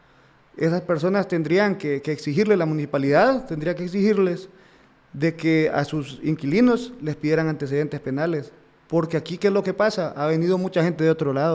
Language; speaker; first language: Spanish; native; Spanish